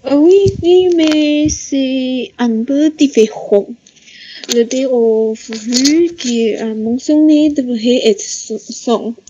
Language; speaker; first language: French; non-native, learner; Chinese